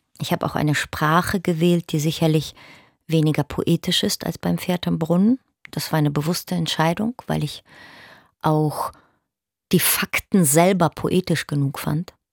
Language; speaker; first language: German; early bilingual, other home language; Russian